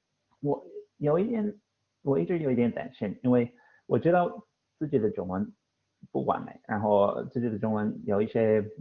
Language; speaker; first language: Chinese; non-native, fluent; English